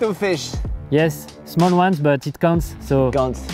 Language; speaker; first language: English; non-native, fluent; French